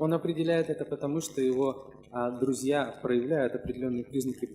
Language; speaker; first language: Russian; native; Russian